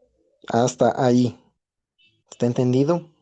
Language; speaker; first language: Spanish; native; Spanish